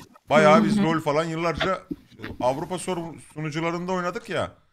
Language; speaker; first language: Turkish; native; Turkish